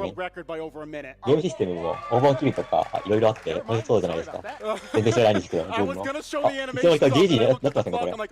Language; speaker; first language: Japanese; native; Japanese